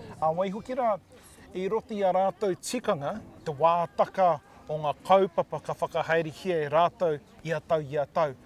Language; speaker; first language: Māori; native; Māori